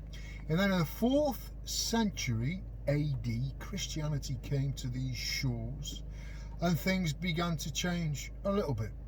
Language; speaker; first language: English; native; English